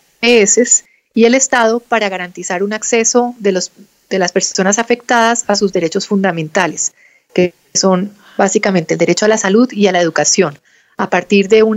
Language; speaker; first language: Spanish; native; Spanish